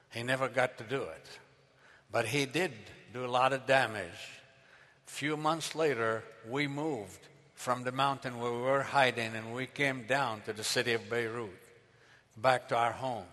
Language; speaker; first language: English; non-native, fluent; Arabic